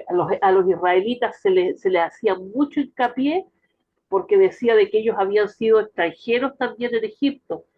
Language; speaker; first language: Spanish; native; Spanish